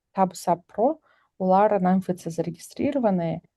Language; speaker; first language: Russian; non-native, local second language; Kazakh